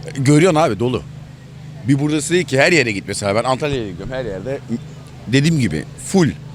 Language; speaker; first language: Turkish; native; Turkish